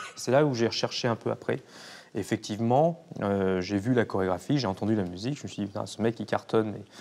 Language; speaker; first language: French; native; French